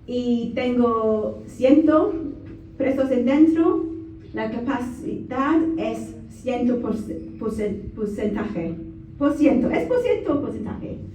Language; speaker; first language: Spanish; non-native, learner; English